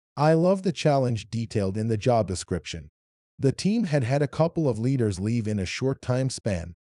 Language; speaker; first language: English; non-native, fluent; Arabic